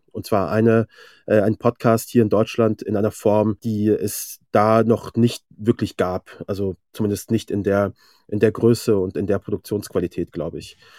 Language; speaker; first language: German; early bilingual, other home language; Persian